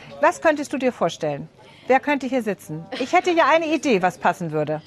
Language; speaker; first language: German; native; German